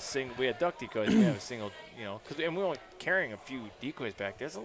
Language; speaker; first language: English; native; English